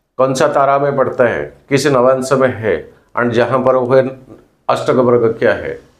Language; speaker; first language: Hindi; non-native, local second language; Odia